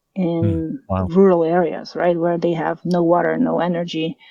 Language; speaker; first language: English; non-native, fluent; Portuguese